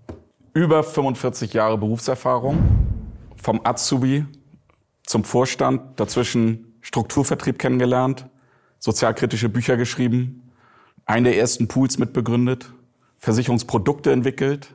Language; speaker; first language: German; native; German